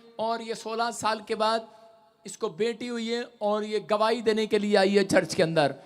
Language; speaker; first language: Hindi; non-native, local second language; Punjabi